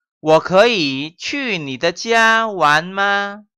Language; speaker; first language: Chinese; non-native, fluent; Indonesian